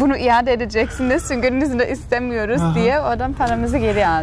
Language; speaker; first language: Turkish; non-native, fluent; German